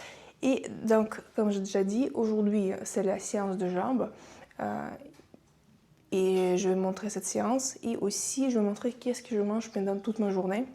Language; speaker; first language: French; non-native, fluent; Russian